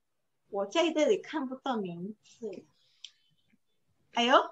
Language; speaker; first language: Chinese; non-native, fluent; Indonesian